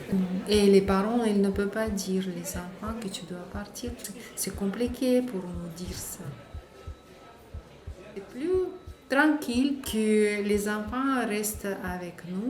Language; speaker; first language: French; non-native, learner; Russian